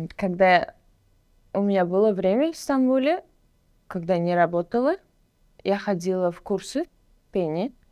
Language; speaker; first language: Russian; non-native, local second language; Uzbek